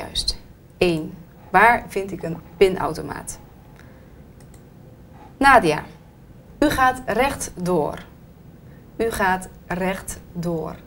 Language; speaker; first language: Dutch; native; Dutch